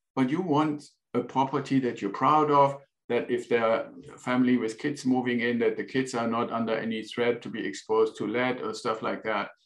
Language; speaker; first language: English; non-native, fluent; German